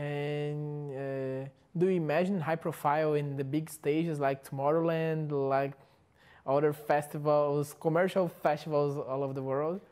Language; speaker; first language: English; non-native, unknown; Portuguese